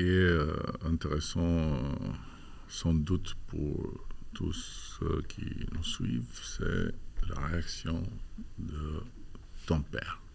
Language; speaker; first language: French; non-native, fluent; Albanian